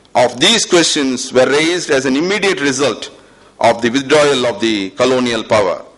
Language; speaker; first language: English; non-native, local second language; Tamil